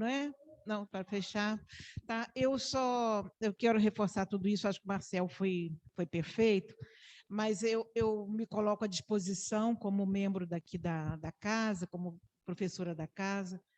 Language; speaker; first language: Portuguese; native; Portuguese